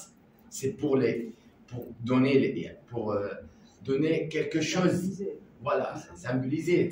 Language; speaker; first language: French; non-native, learner; Arabic